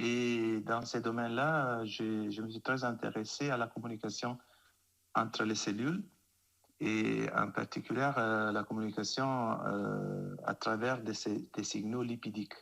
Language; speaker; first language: French; non-native, fluent; Italian